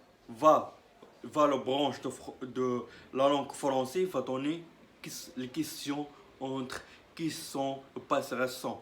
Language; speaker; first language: French; non-native, learner; Arabic